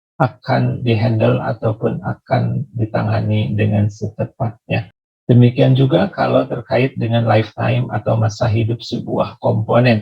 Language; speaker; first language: Indonesian; native; Indonesian